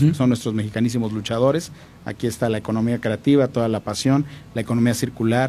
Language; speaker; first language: Spanish; native; Spanish